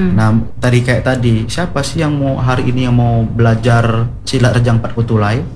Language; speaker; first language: Indonesian; non-native, local second language; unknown